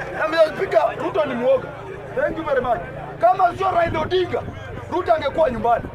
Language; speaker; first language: Swahili; native; Swahili